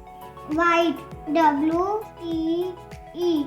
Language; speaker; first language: English; non-native, learner; Hindi